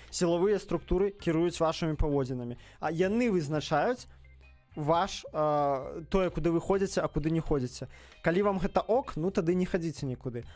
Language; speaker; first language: Belarusian; native; Belarusian